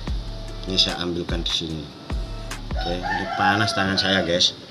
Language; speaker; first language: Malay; non-native, local second language; Javanese